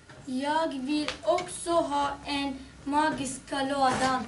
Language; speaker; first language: Swedish; non-native, learner; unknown